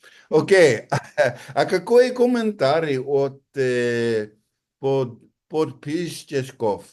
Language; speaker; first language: Russian; non-native, learner; English